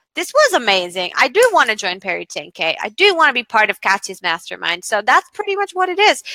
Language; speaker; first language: English; non-native, fluent; Bulgarian